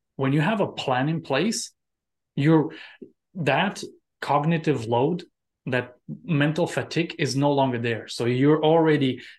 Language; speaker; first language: English; non-native, fluent; Romanian